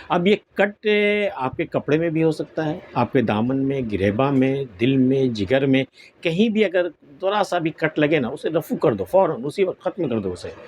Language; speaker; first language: Urdu; native; Urdu